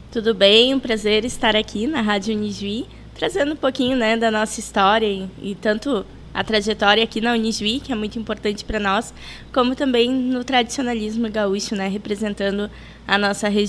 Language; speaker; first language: Portuguese; native; Portuguese